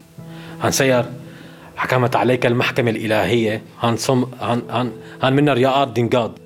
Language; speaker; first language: Swedish; non-native, learner; Arabic